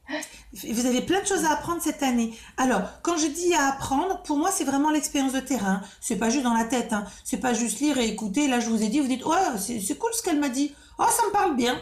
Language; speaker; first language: French; native; French